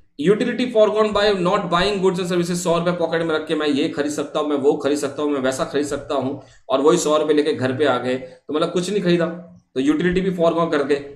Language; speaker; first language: Hindi; non-native, local second language; Bangla